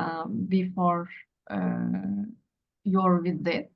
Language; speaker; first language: English; non-native, learner; Turkish